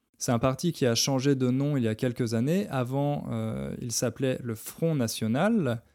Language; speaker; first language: French; native; French